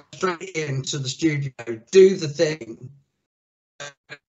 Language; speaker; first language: English; native; English